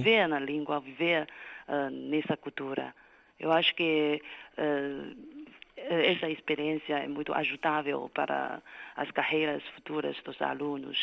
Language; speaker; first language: Portuguese; non-native, fluent; Chinese